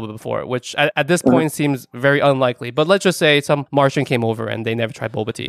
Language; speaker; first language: English; native; English